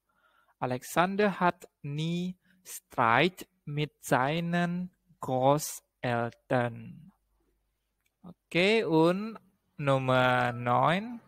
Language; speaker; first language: German; non-native, learner; Indonesian